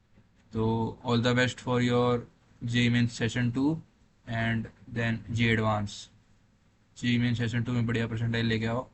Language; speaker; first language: Hindi; native; Hindi